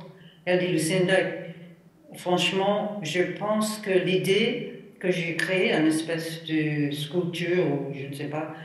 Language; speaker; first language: French; non-native, fluent; English